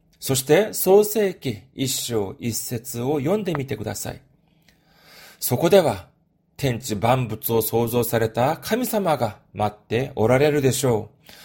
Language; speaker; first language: Japanese; non-native, fluent; Korean